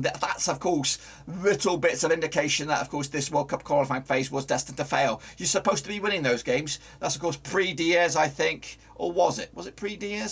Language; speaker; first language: English; native; English